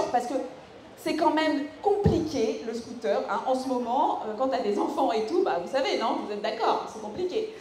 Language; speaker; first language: French; native; French